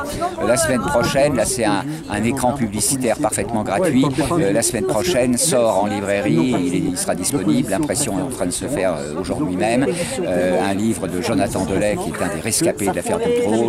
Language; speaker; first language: French; native; French